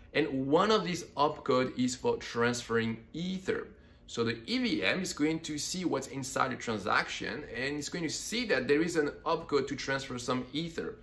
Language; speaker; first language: English; non-native, fluent; French